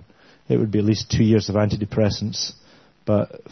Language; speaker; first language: English; native; English